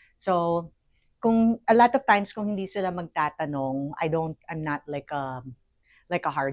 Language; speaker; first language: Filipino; native; Filipino